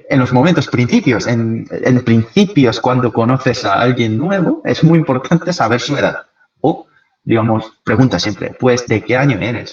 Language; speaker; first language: Spanish; non-native, fluent; Korean